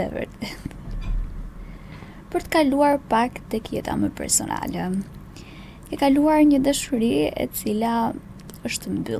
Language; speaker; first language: Albanian; native; Albanian